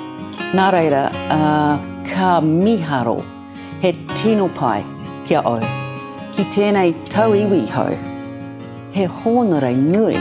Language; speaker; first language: Māori; non-native, learner; English